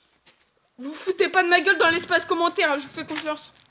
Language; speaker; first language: French; native; French